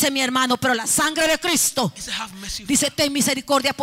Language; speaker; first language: Spanish; native; Spanish